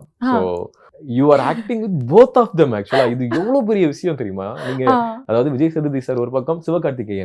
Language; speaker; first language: Tamil; native; Tamil